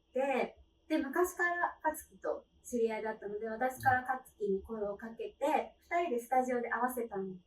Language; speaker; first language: Japanese; native; Japanese